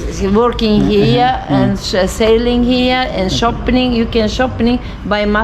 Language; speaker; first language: English; non-native, learner; Uzbek